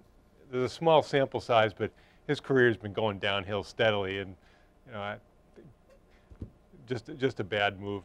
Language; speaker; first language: English; native; English